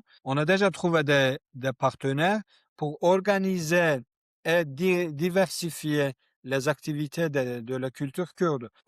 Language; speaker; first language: French; non-native, learner; Kurdish